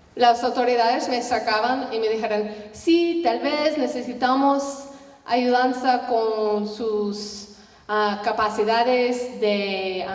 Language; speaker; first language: Spanish; non-native, learner; English